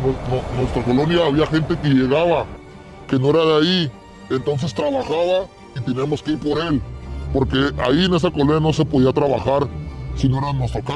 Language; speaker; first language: Spanish; native; Spanish